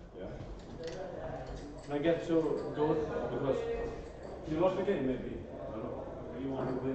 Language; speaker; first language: English; non-native, learner; Norwegian